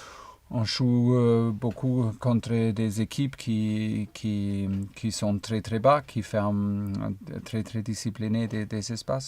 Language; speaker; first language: French; non-native, fluent; German